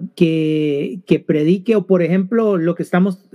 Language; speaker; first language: Spanish; early bilingual, heritage; Spanish